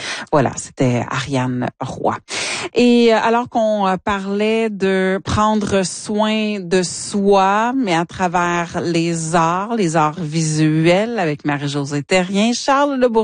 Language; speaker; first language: French; native; French